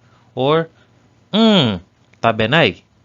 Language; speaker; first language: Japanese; non-native, learner; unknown